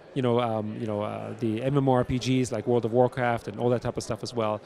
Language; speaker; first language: English; early bilingual, other home language; German